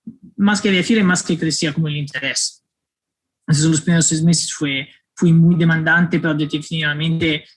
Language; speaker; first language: Spanish; non-native, fluent; Italian